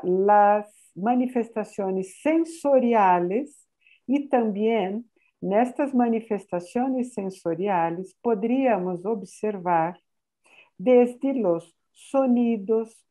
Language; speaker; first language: Spanish; non-native, fluent; Portuguese